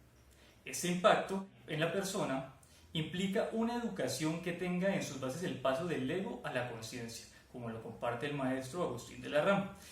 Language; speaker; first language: Spanish; native; Spanish